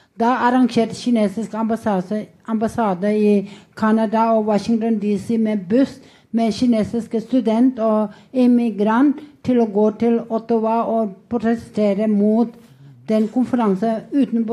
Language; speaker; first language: Norwegian; non-native, fluent; Tibetan